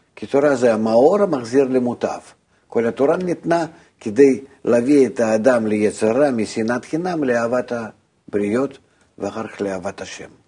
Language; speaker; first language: Hebrew; non-native, fluent; Russian